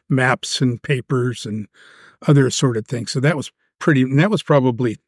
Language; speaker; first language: English; native; English